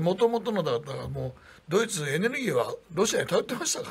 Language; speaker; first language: Japanese; native; Japanese